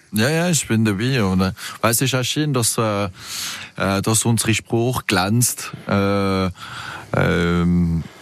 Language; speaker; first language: German; non-native, local second language; French